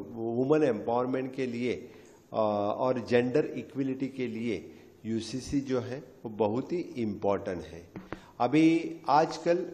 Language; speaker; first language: Hindi; non-native, local second language; Konkani